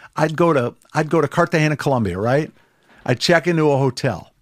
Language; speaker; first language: English; native; English